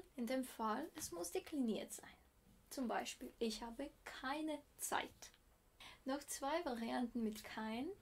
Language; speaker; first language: German; non-native, fluent; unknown